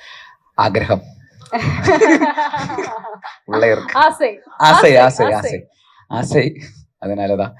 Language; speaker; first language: Tamil; non-native, local second language; Malayalam